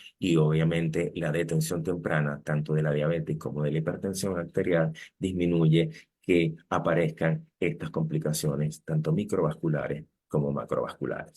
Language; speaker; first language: Spanish; native; Spanish